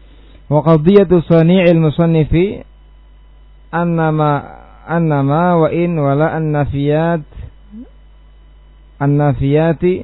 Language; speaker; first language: Arabic; non-native, fluent; Indonesian